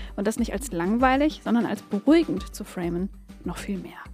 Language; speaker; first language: German; native; German